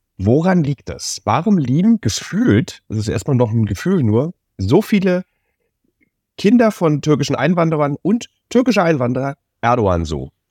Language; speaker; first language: German; native; German